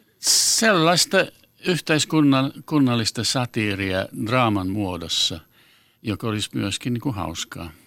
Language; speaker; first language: Finnish; non-native, fluent; English